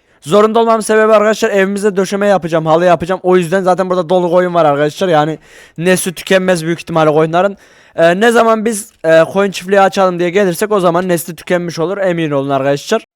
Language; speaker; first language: Turkish; native; Turkish